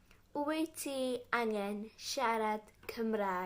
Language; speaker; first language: Welsh; non-native, learner; English